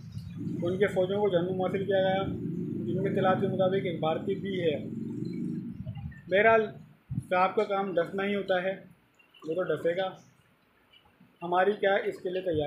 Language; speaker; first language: Urdu; native; Urdu